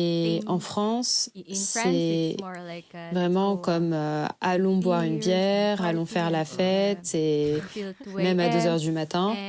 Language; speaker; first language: French; non-native, fluent; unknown